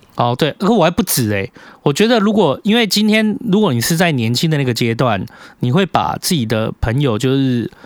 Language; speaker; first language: Chinese; native; Chinese